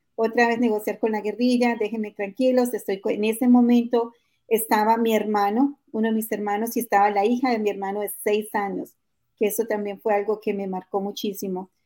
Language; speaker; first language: Spanish; native; Spanish